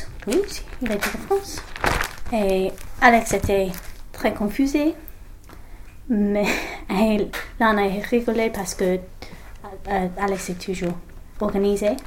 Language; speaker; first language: French; non-native, learner; English